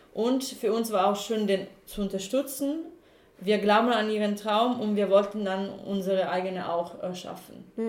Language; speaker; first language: German; non-native, fluent; Italian